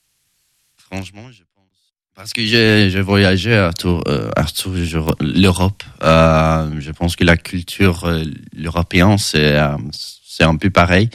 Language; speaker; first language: French; non-native, learner; Swedish